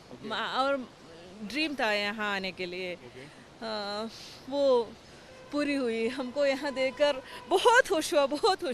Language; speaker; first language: Hindi; non-native, local second language; Malayalam